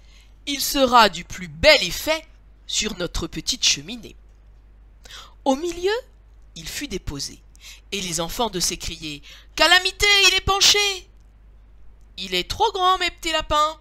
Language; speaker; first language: French; native; French